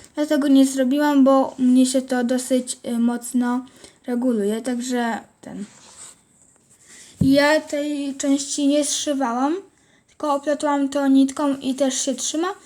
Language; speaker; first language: Polish; native; Polish